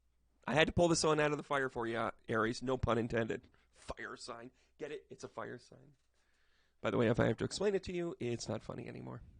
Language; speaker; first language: English; native; English